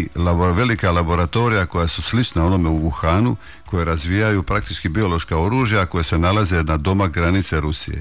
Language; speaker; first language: Croatian; native; Croatian